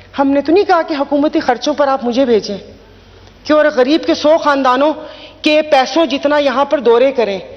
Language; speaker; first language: Urdu; non-native, local second language; Sindhi